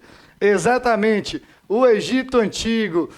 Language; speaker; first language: Portuguese; native; Portuguese